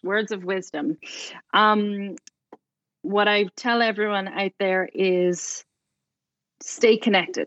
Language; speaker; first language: English; native; English